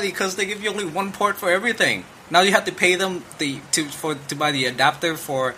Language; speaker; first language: English; non-native, fluent; Vietnamese